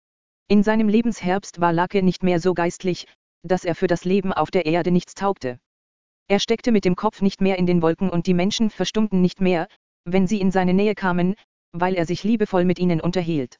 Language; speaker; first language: German; native; German